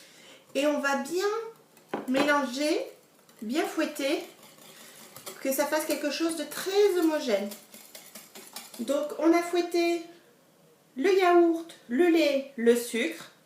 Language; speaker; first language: French; native; French